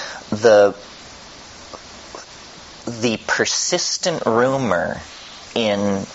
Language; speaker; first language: English; native; English